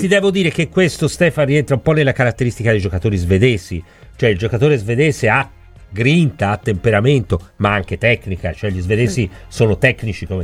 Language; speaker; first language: Italian; native; Italian